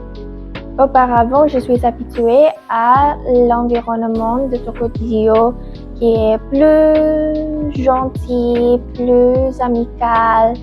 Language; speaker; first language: French; non-native, learner; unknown